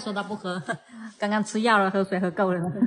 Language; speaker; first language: Chinese; native; Chinese